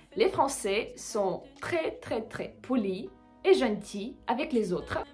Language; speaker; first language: French; non-native, fluent; Russian